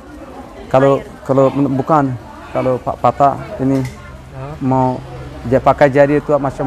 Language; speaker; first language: Indonesian; non-native, learner; Rohingya